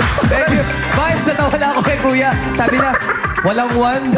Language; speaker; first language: Filipino; native; Filipino